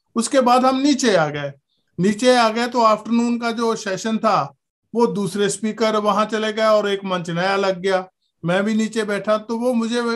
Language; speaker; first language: Hindi; native; Hindi